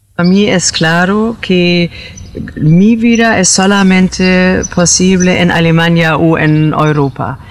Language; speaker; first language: Spanish; non-native, learner; German